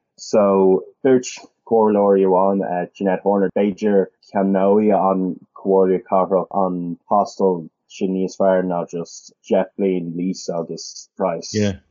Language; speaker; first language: Irish; non-native, local second language; English